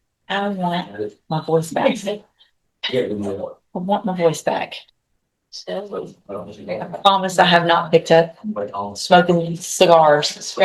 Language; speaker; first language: English; native; English